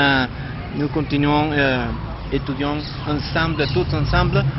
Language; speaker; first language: French; non-native, learner; Spanish